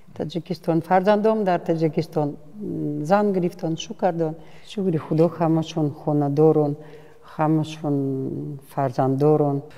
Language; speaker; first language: Tajik; non-native, fluent; Russian